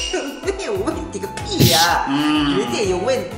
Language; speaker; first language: Chinese; non-native, fluent; Japanese